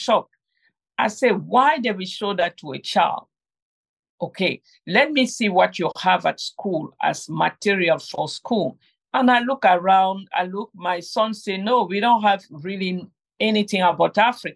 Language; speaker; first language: English; non-native, local second language; French